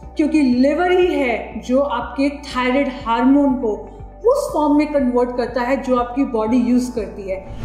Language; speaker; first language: Hindi; native; Hindi